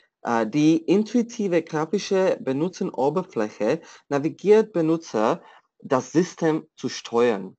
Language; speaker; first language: German; non-native, fluent; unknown